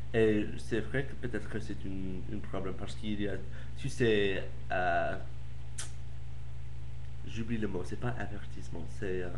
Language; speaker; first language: French; non-native, learner; English